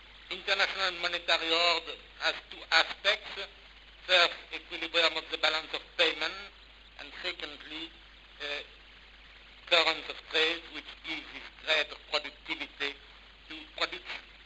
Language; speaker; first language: English; non-native, fluent; French